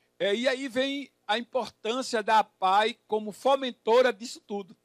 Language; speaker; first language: Portuguese; native; Portuguese